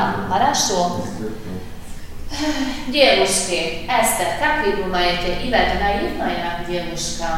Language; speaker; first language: Russian; non-native, fluent; Hungarian